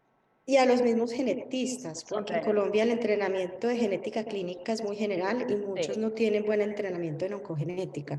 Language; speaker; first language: Spanish; native; Spanish